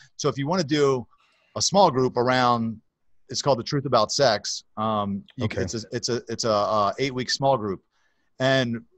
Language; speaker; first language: English; native; English